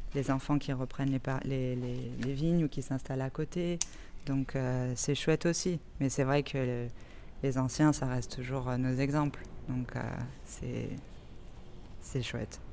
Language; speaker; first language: French; native; French